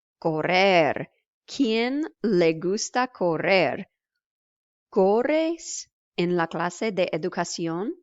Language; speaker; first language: Spanish; non-native, fluent; English